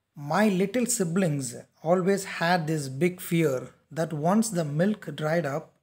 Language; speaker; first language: English; non-native, local second language; Tamil